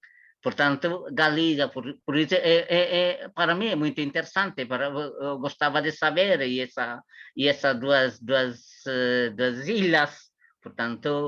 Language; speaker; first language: Portuguese; non-native, learner; Tetum